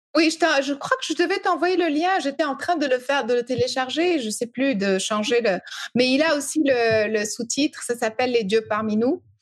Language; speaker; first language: French; early bilingual, other home language; English